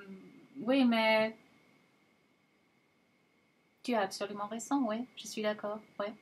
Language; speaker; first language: French; non-native, fluent; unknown